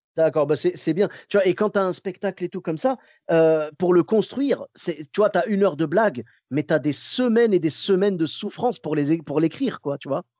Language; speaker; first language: French; early bilingual, other home language; Arabic